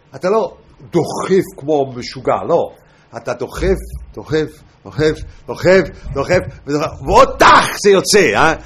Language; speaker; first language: Hebrew; non-native, fluent; English